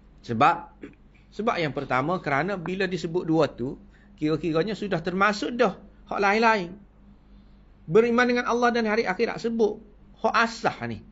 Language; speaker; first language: Malay; native; Malay